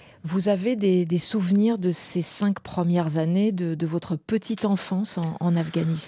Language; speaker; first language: French; native; French